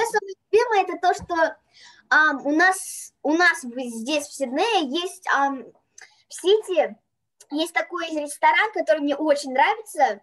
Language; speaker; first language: Russian; early bilingual, heritage; Russian